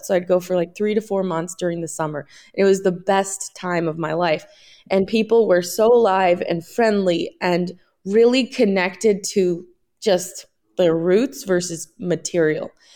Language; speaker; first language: English; early bilingual, other home language; Spanish